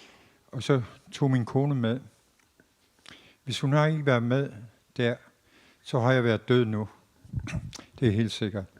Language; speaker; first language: Danish; non-native, local second language; Kalaallisut